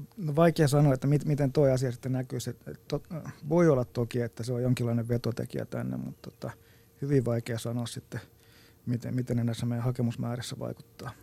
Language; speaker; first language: Finnish; native; Finnish